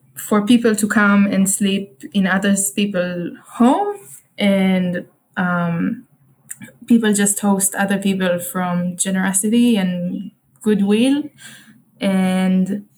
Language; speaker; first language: English; non-native, fluent; Hebrew